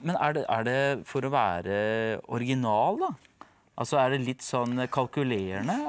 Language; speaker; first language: Norwegian; native; Norwegian